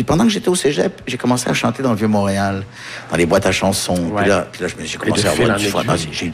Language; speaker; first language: French; early bilingual, other home language; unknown